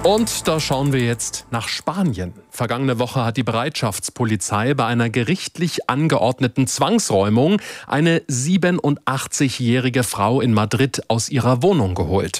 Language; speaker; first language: German; native; German